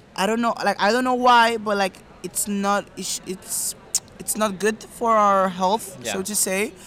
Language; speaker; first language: English; non-native, local second language; Spanish